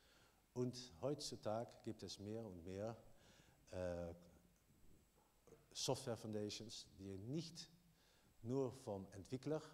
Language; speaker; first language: German; non-native, learner; Dutch